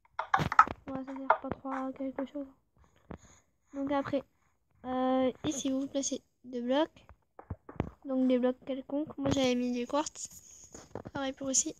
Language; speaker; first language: French; native; French